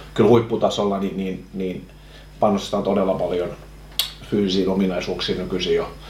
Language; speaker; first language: Finnish; non-native, local second language; Swedish